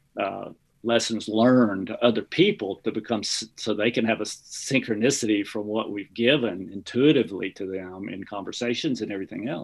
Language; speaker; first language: English; native; English